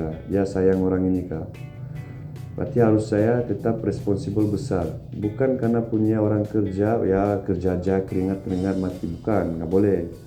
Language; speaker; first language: Indonesian; non-native, fluent; Turkish